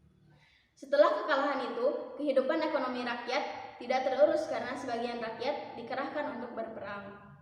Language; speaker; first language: Indonesian; native; Indonesian